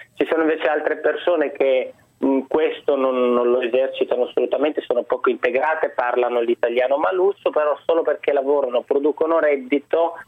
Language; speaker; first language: Italian; early bilingual, other home language; Arabic